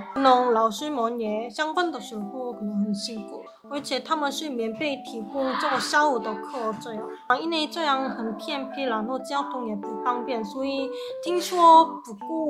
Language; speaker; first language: Chinese; non-native, fluent; Korean